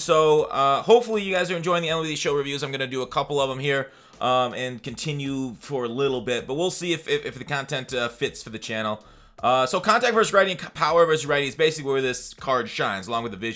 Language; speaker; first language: English; native; English